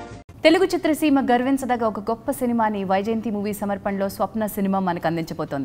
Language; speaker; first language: Telugu; native; Telugu